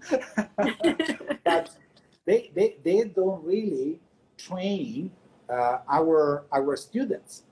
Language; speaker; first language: English; non-native, fluent; Italian